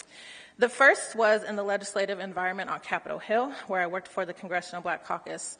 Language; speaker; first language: English; native; English